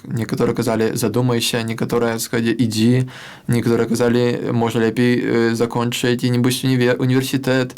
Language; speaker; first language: Belarusian; non-native, local second language; Russian